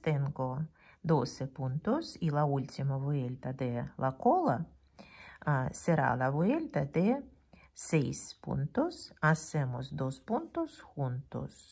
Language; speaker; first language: Spanish; non-native, fluent; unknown